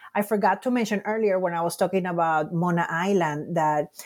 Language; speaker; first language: English; non-native, fluent; Spanish